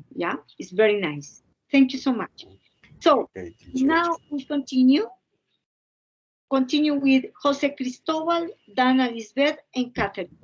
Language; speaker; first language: English; non-native, fluent; Spanish